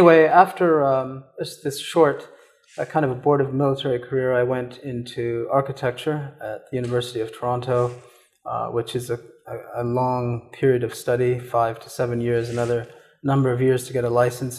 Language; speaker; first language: English; native; English